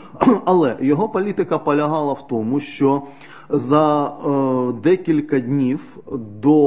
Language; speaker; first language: Ukrainian; native; Ukrainian